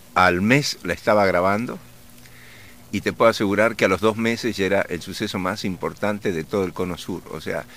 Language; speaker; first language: Spanish; native; Spanish